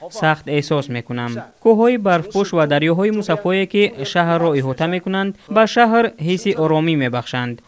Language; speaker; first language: Tajik; non-native, learner; Chinese